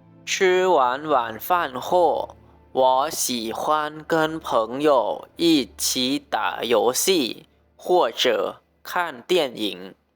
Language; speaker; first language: Chinese; non-native, learner; Lao